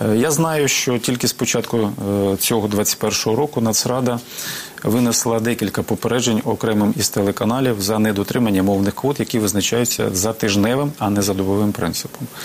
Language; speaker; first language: Ukrainian; native; Ukrainian